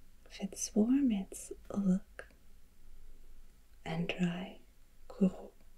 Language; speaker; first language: English; non-native, fluent; German